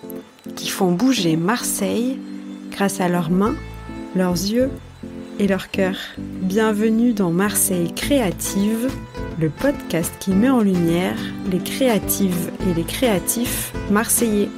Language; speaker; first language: French; native; French